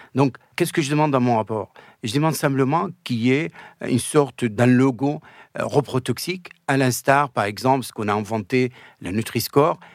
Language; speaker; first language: French; non-native, fluent; Arabic